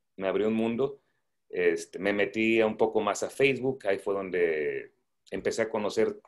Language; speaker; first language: Spanish; native; Spanish